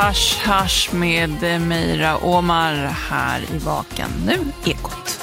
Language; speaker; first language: Swedish; native; Swedish